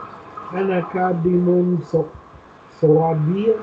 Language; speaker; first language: Arabic; non-native, learner; English